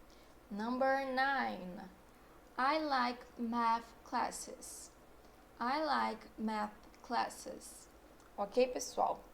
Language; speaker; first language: English; non-native, fluent; Portuguese